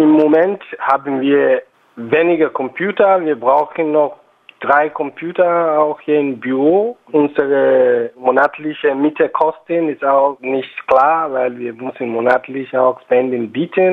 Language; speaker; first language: German; non-native, fluent; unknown